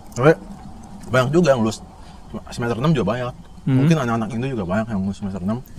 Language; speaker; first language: Indonesian; native; Indonesian